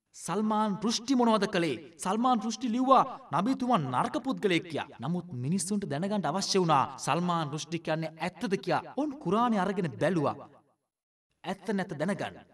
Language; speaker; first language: Sinhala; non-native, local second language; Tamil